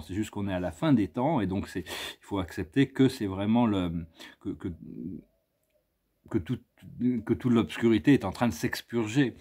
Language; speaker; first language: French; native; French